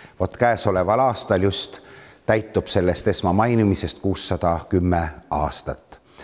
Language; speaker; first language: Estonian; native; Estonian